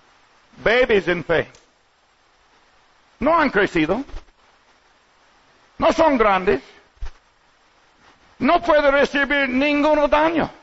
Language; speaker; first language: Spanish; non-native, learner; English